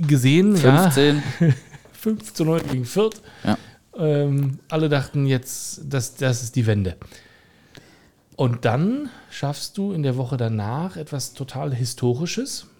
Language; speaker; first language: German; native; German